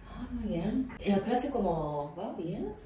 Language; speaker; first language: Spanish; non-native, fluent; Japanese